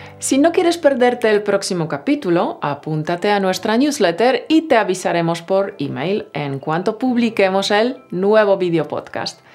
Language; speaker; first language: Spanish; native; Spanish